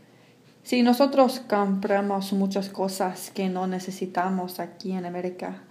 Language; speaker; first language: Spanish; non-native, learner; English